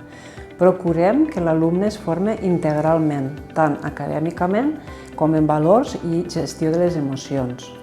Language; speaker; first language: Catalan; native; Catalan